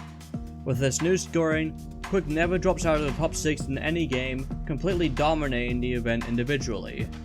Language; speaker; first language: English; native; English